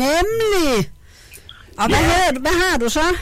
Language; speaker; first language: Danish; native; Danish